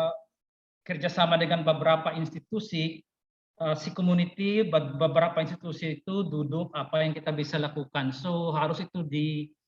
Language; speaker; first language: Indonesian; non-native, fluent; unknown